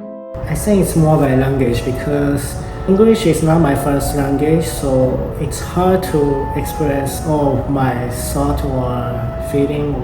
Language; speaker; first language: English; non-native, fluent; Japanese